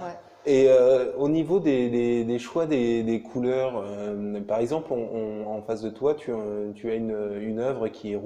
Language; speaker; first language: French; native; French